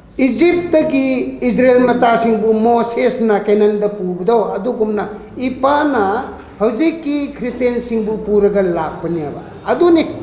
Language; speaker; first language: Manipuri; non-native, local second language; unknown